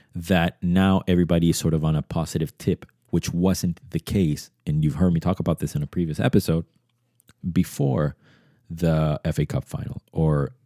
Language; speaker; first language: English; early bilingual, other home language; Spanish